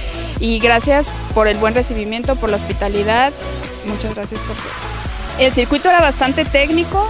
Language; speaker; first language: Spanish; native; Spanish